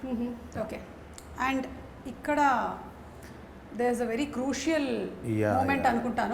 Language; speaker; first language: Telugu; native; Telugu